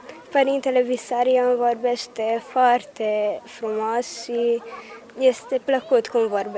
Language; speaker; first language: Romanian; early bilingual, heritage; Romanian